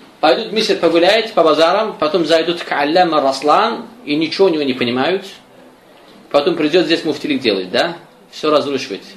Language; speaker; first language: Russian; non-native, local second language; Azerbaijani